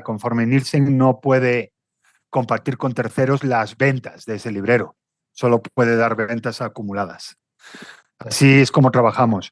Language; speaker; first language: Spanish; native; Spanish